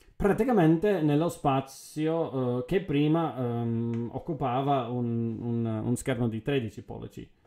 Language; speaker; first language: Italian; non-native, fluent; English